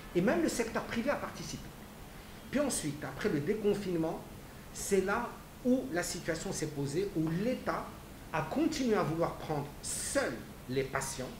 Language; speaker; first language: French; non-native, local second language; Arabic